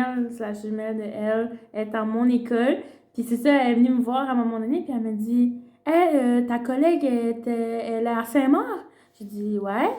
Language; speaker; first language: French; early bilingual, other home language; Spanish